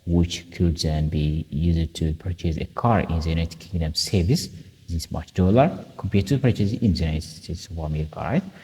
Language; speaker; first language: English; non-native, local second language; Amharic